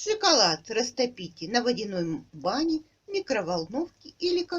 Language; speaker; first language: Russian; native; Russian